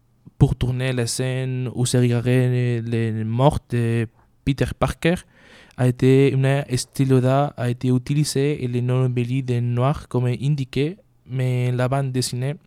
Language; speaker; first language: French; non-native, learner; Spanish